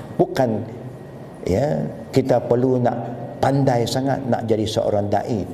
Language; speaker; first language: Malay; non-native, local second language; Chinese